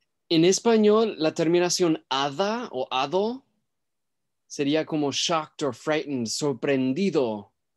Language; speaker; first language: Spanish; native; Spanish